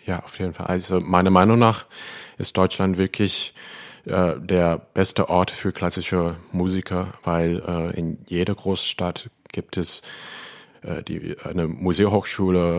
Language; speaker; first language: German; non-native, fluent; Cantonese